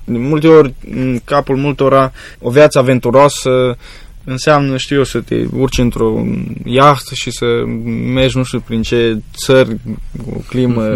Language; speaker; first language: Romanian; native; Romanian